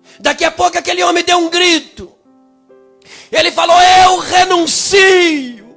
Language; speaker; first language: Portuguese; native; Portuguese